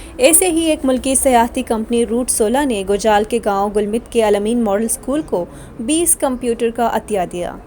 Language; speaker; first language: Urdu; non-native, local second language; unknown